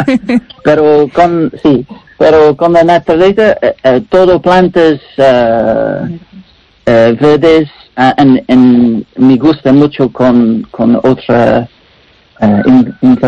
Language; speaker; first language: Spanish; non-native, learner; English